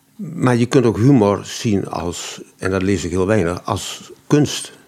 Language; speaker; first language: Dutch; native; Dutch